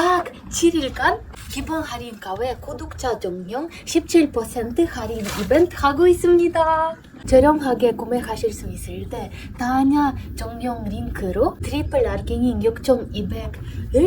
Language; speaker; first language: Korean; non-native, fluent; Ukrainian